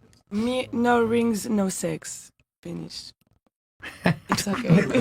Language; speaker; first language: English; non-native, learner; French